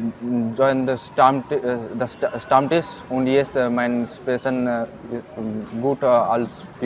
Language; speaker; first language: German; non-native, learner; Bangla